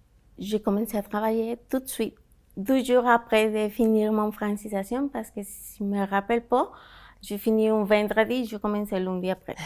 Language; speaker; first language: French; non-native, learner; Spanish